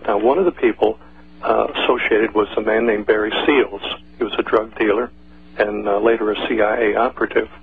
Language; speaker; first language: English; native; English